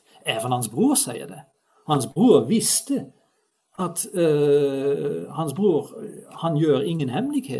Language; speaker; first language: Swedish; non-native, fluent; Dutch